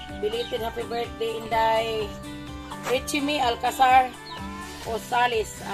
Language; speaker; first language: Filipino; non-native, local second language; Cebuano